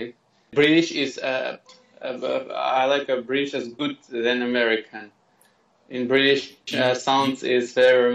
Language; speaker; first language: English; non-native, learner; Armenian